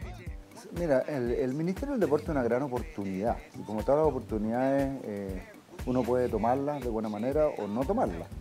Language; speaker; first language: Spanish; native; Spanish